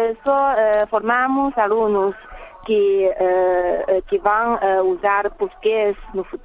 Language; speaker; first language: Portuguese; non-native, fluent; Chinese